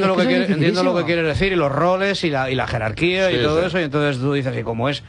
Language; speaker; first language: Spanish; native; Spanish